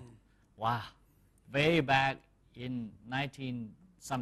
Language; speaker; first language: English; non-native, fluent; Thai